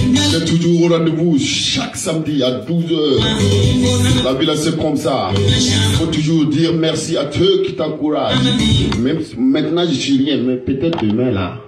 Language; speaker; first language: French; non-native, local second language; Mossi